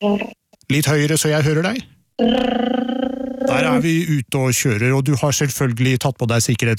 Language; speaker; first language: Norwegian; native; Norwegian